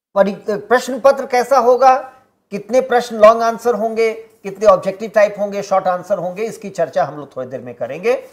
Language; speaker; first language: Hindi; native; Hindi